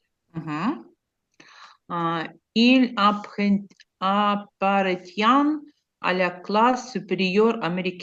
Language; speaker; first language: French; non-native, learner; Ukrainian